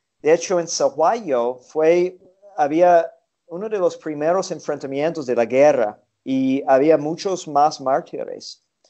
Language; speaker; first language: Spanish; non-native, fluent; English